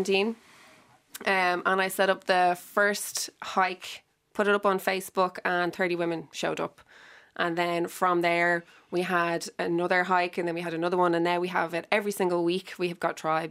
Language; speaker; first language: English; native; English